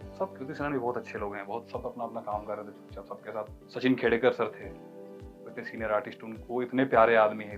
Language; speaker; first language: Hindi; non-native, local second language; Bhojpuri